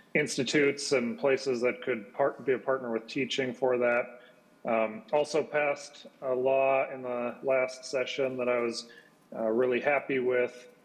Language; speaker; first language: English; native; English